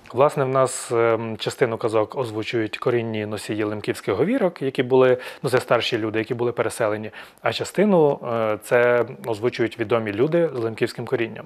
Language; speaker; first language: Ukrainian; native; Ukrainian